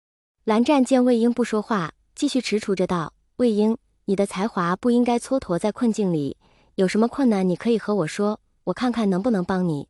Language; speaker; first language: Chinese; native; Chinese